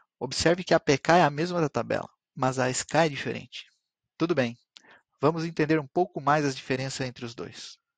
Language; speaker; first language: Portuguese; native; Portuguese